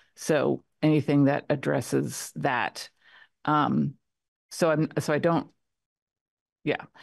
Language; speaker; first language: English; native; English